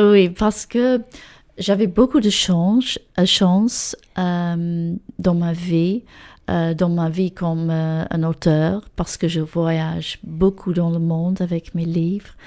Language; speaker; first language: French; non-native, learner; English